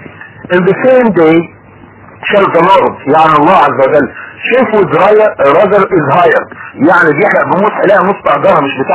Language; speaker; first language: Arabic; native; Arabic